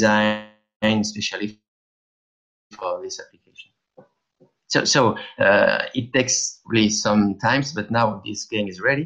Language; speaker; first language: English; non-native, fluent; French